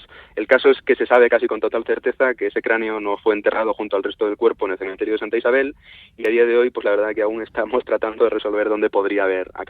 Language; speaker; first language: Spanish; native; Spanish